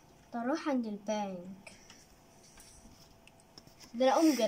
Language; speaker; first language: Arabic; native; Arabic